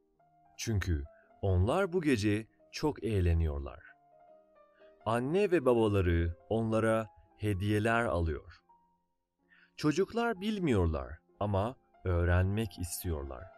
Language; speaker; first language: Turkish; non-native, fluent; Persian